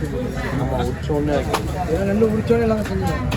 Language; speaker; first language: Tamil; native; Tamil